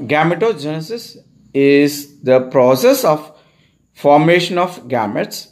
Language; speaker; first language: English; non-native, local second language; Tamil